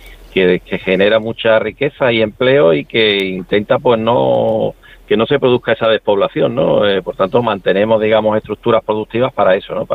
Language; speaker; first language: Spanish; native; Spanish